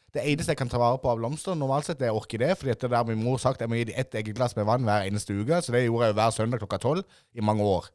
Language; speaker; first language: Norwegian; native; Norwegian